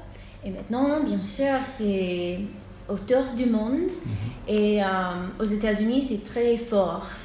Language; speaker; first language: French; non-native, fluent; English